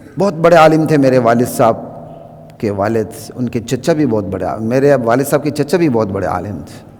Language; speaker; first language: Urdu; non-native, local second language; Shina